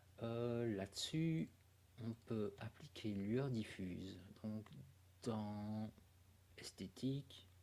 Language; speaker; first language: French; native; French